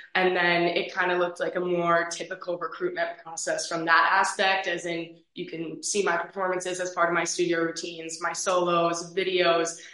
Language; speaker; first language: English; native; English